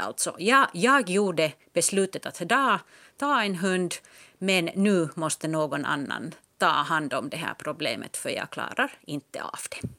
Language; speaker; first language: Swedish; non-native, local second language; Finnish